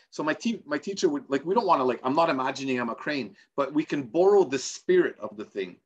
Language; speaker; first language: English; native; English